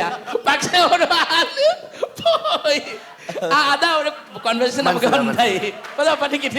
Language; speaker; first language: Malayalam; non-native, local second language; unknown